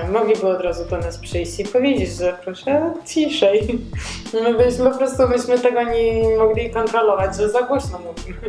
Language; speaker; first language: Polish; non-native, learner; Georgian